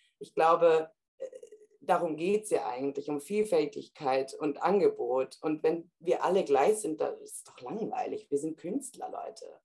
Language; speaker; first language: German; early bilingual, heritage; German